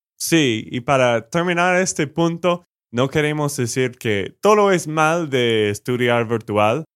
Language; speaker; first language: Spanish; non-native, fluent; English